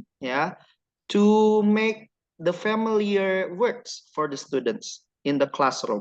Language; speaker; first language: English; non-native, learner; Indonesian